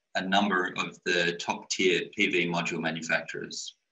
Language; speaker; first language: English; native; English